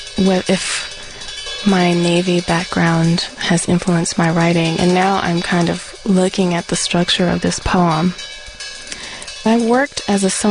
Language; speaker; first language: English; native; English